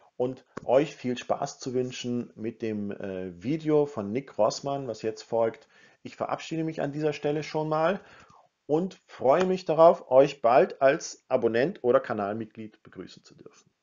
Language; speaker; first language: German; native; German